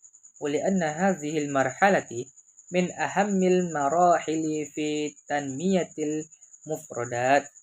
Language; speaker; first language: Arabic; non-native, fluent; Indonesian